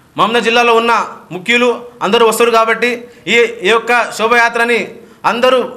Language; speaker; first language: Telugu; non-native, local second language; Lambadi